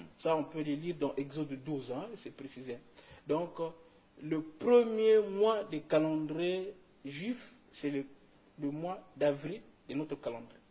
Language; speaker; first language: French; non-native, local second language; Kongo